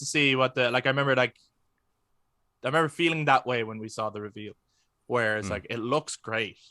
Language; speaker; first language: English; native; English